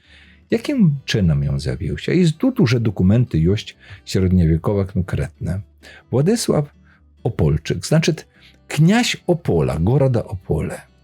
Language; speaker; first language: Polish; non-native, learner; Belarusian